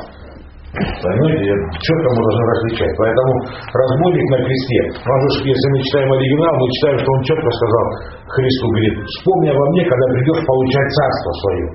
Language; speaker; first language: Russian; native; Russian